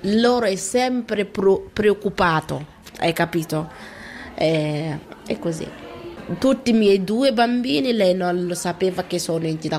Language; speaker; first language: Italian; non-native, learner; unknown